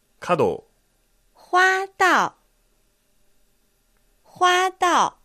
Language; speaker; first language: Chinese; non-native, fluent; Japanese